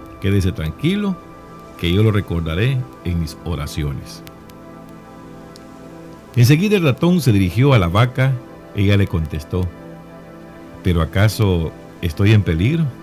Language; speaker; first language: Spanish; native; Spanish